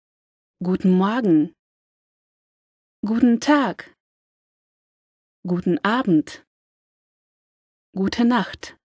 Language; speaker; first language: German; non-native, fluent; Lithuanian